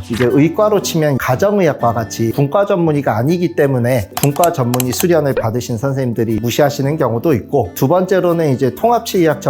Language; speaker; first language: Korean; native; Korean